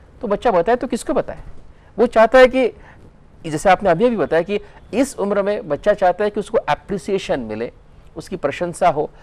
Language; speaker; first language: Hindi; non-native, local second language; Marathi